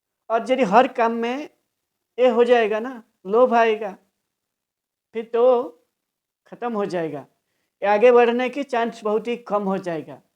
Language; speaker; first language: Hindi; non-native, local second language; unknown